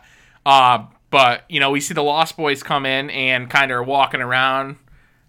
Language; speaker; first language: English; native; English